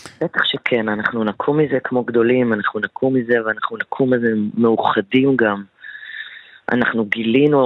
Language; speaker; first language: Hebrew; native; Hebrew